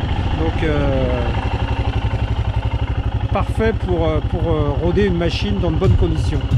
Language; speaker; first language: French; native; French